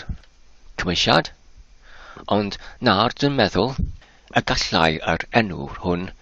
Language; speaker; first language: Welsh; non-native, learner; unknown